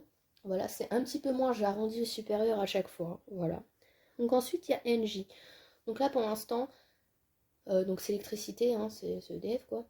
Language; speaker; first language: French; native; French